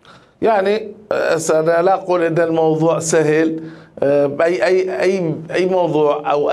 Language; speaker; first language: Arabic; native; Arabic